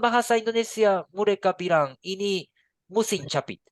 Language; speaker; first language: Indonesian; non-native, learner; Japanese